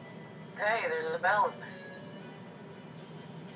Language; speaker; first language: English; native; English